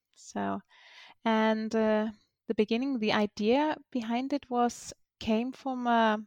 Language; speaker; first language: English; non-native, fluent; Icelandic